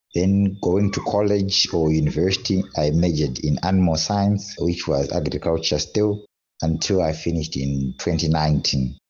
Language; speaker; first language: English; non-native, local second language; Shona